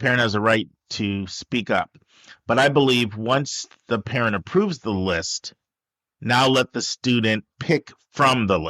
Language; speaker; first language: English; native; English